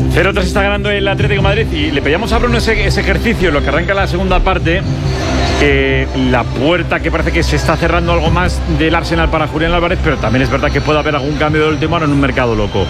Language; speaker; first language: Spanish; native; Spanish